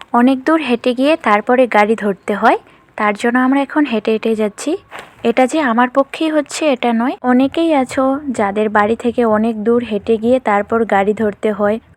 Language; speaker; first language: Bangla; non-native, local second language; Rangpuri